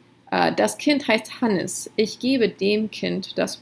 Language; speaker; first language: German; non-native, fluent; English